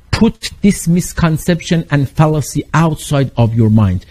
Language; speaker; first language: English; non-native, fluent; Persian